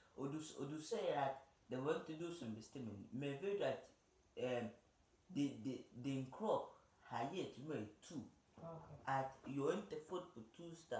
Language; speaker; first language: Swedish; early bilingual, other home language; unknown